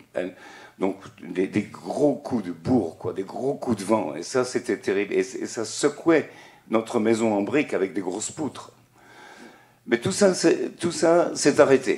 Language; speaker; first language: French; native; French